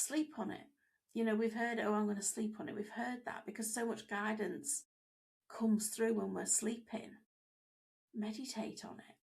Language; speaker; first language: English; native; English